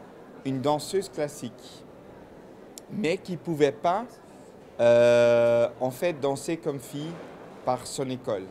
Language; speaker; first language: French; non-native, local second language; Dutch